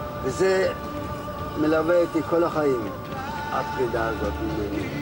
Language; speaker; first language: Hebrew; non-native, fluent; Yiddish